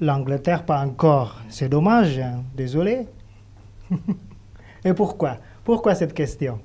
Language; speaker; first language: French; non-native, fluent; Indonesian